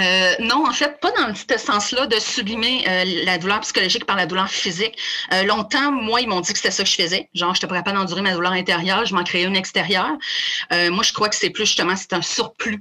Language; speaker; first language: French; native; French